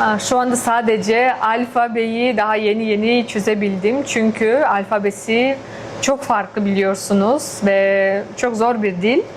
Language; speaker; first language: Turkish; non-native, fluent; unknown